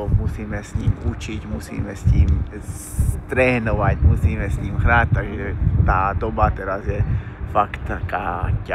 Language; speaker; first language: Slovak; non-native, fluent; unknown